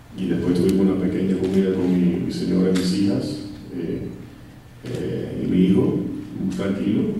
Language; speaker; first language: Spanish; early bilingual, heritage; Spanish